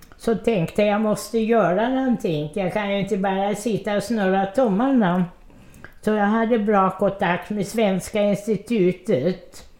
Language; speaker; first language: Swedish; early bilingual, other home language; Russian